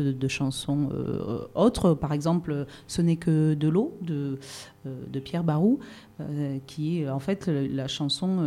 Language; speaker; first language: French; native; French